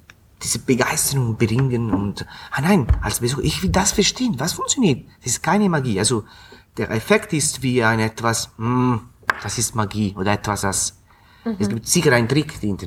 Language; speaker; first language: German; non-native, fluent; Italian